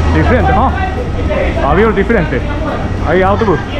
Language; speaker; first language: Spanish; non-native, learner; Japanese